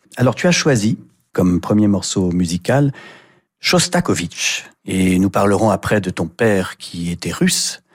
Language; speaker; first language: French; native; French